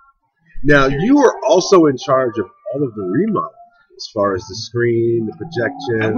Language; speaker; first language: English; native; English